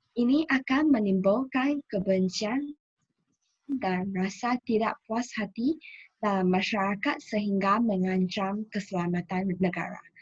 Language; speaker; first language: Malay; non-native, local second language; Chinese